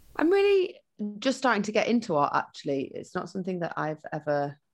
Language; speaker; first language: English; native; English